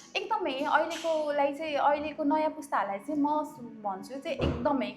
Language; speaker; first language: Nepali; native; Nepali